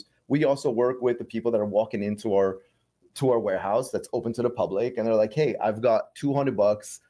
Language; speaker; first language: English; native; English